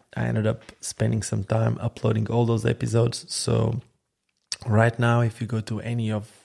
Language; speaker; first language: English; non-native, fluent; Croatian